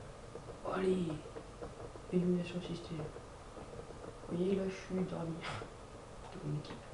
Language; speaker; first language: French; native; French